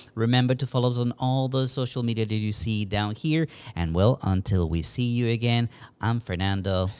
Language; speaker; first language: English; non-native, fluent; Spanish